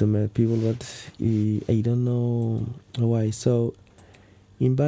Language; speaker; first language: English; non-native, learner; Wolof